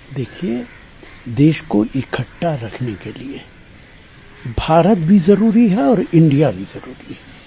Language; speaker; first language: Hindi; native; Hindi